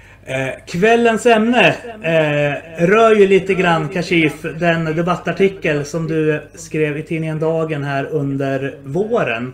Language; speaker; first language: Swedish; native; Swedish